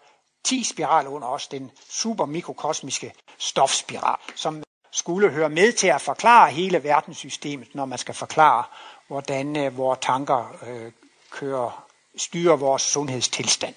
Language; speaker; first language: Danish; native; Danish